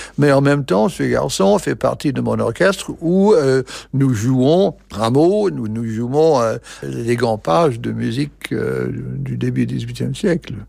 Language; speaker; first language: French; non-native, fluent; English